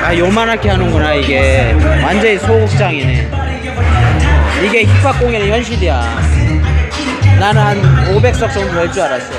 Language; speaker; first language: Korean; native; Korean